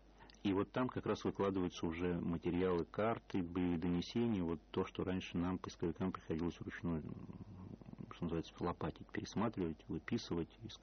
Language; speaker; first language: Russian; native; Russian